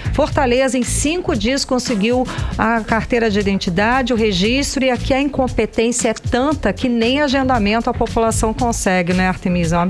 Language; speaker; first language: Portuguese; native; Portuguese